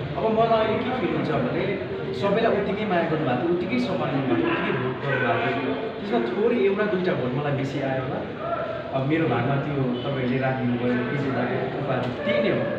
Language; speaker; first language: Nepali; native; Nepali